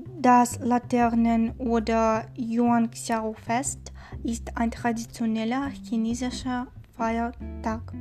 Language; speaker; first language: German; non-native, learner; Chinese